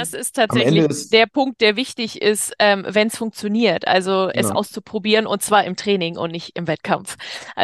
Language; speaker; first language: German; native; German